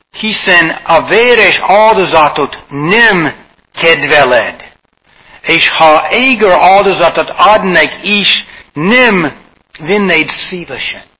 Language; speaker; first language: Hungarian; non-native, fluent; English